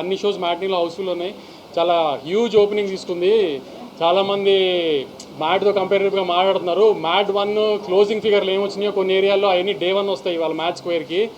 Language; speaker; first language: Telugu; native; Telugu